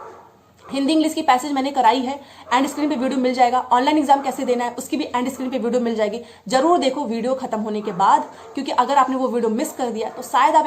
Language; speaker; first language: Hindi; native; Hindi